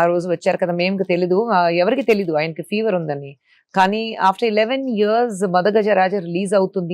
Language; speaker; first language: Telugu; non-native, local second language; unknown